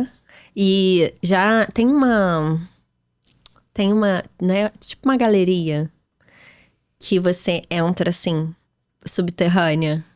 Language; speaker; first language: Portuguese; native; Portuguese